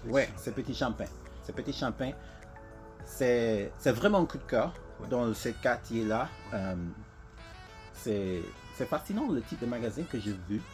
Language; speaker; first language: French; non-native, learner; English